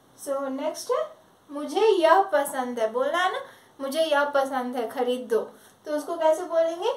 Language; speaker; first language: Hindi; non-native, local second language; Telugu